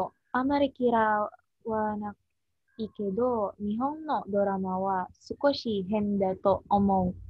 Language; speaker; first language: Japanese; non-native, learner; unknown